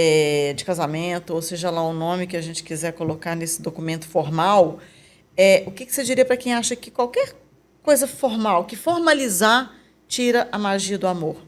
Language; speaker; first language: Portuguese; native; Portuguese